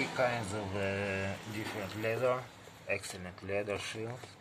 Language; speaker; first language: English; non-native, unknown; Russian